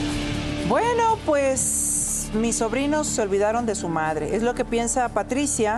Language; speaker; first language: Spanish; native; Spanish